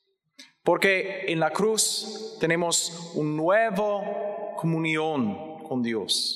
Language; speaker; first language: Spanish; non-native, learner; English